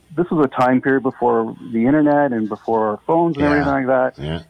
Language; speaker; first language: English; native; English